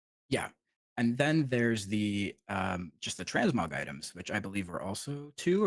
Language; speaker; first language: English; native; English